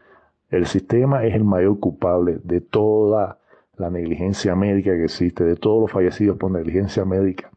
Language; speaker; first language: Spanish; native; Spanish